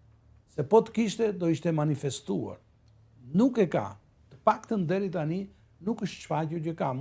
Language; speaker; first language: Albanian; native; Albanian